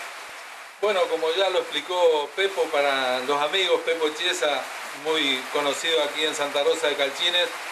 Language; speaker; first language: Spanish; native; Spanish